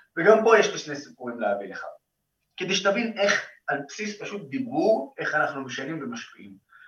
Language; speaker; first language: Hebrew; non-native, local second language; Arabic